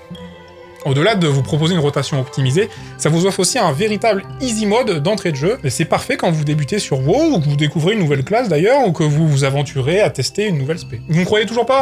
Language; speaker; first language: French; native; French